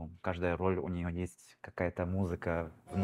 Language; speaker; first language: Russian; early bilingual, heritage; Russian